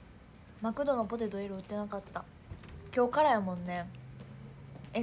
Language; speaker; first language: Japanese; native; Japanese